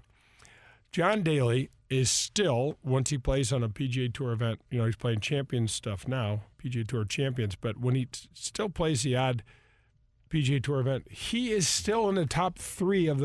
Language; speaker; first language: English; native; English